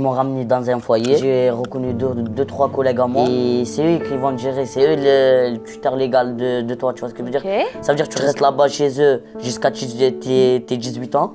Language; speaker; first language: French; non-native, local second language; Arabic